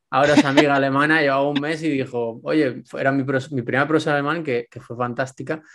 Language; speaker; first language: Spanish; native; Spanish